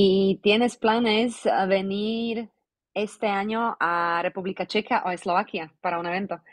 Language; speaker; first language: Spanish; non-native, fluent; Slovak